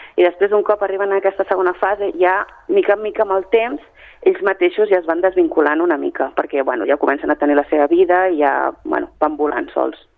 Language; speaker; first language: Catalan; native; Catalan